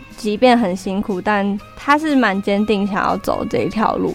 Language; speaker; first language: Chinese; native; Chinese